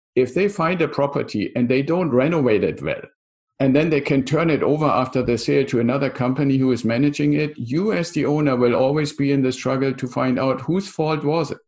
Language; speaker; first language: English; non-native, fluent; German